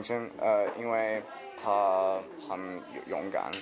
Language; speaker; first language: Chinese; non-native, learner; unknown